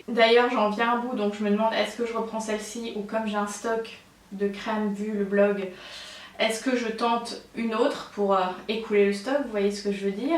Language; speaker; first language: French; native; French